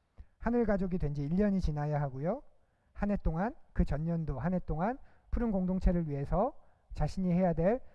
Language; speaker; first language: Korean; native; Korean